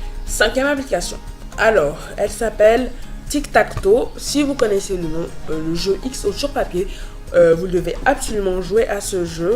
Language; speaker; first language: French; native; French